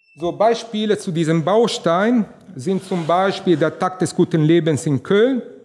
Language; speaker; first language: German; non-native, fluent; Italian